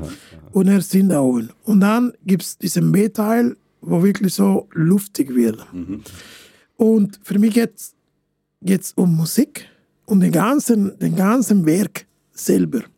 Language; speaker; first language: German; non-native, fluent; Spanish